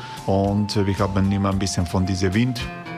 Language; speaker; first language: German; non-native, learner; Croatian